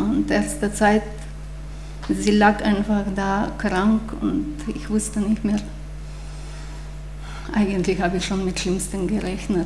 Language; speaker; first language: German; non-native, fluent; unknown